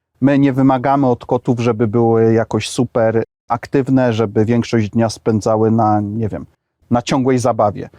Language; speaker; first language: Polish; native; Polish